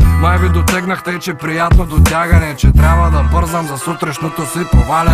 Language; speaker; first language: Bulgarian; native; Bulgarian